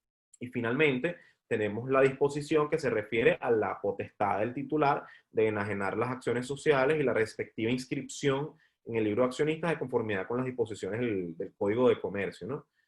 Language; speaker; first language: Spanish; native; Spanish